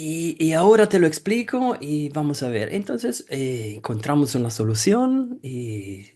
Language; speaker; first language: Spanish; non-native, fluent; Italian